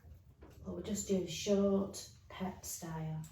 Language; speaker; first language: English; native; English